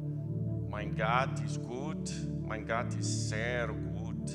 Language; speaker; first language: German; non-native, learner; Spanish